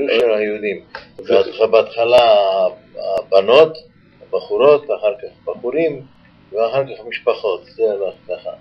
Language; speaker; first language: Hebrew; non-native, fluent; Yiddish